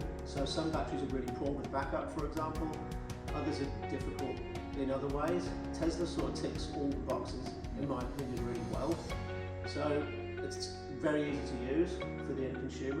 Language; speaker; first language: English; native; English